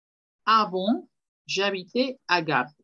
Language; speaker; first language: French; non-native, fluent; Spanish